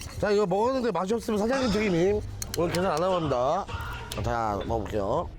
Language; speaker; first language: Korean; native; Korean